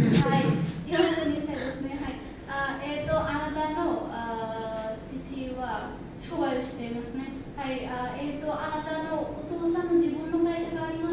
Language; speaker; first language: Japanese; non-native, fluent; Bangla